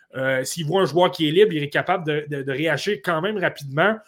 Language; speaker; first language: French; native; French